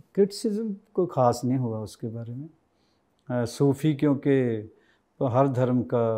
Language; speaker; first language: Hindi; native; Hindi